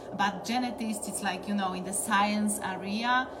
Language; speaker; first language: English; non-native, learner; Polish